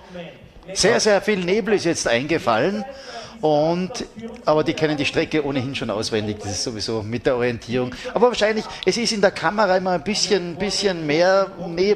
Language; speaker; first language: German; native; German